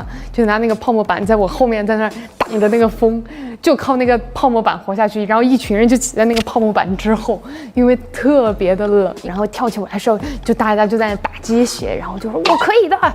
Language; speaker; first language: Chinese; native; Chinese